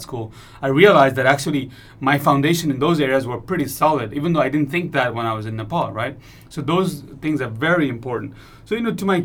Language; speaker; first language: English; non-native, local second language; Nepali